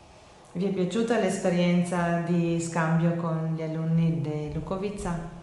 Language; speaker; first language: Italian; non-native, fluent; Slovenian